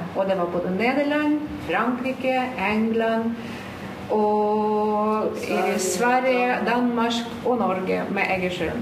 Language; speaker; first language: Norwegian; non-native, fluent; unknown